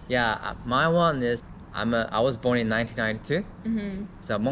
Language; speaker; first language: English; non-native, learner; Korean